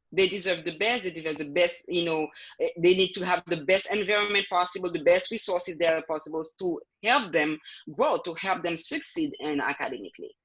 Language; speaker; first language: English; non-native, fluent; Haitian Creole